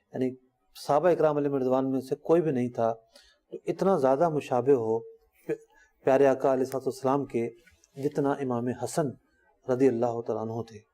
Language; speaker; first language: Urdu; native; Urdu